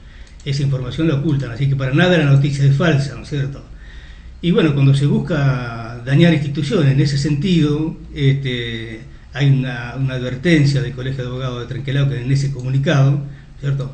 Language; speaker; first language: Spanish; native; Spanish